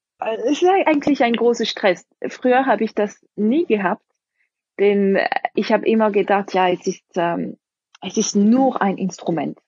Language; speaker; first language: German; non-native, fluent; French